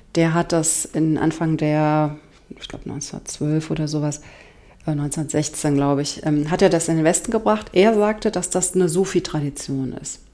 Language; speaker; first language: German; native; German